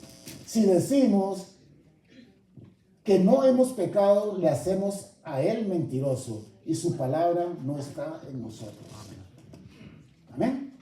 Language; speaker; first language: Spanish; native; Spanish